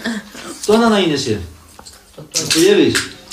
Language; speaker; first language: Greek; early bilingual, heritage; Turkish